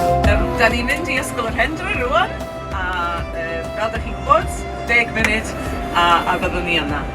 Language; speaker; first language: Welsh; native; Welsh